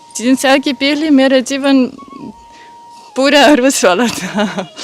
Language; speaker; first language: Hindi; non-native, learner; Russian